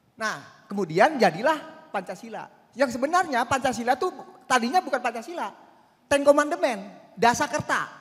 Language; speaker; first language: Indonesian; non-native, local second language; Sundanese